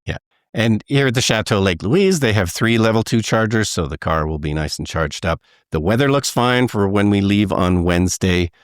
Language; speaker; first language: English; native; English